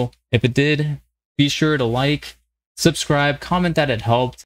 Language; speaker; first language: English; native; English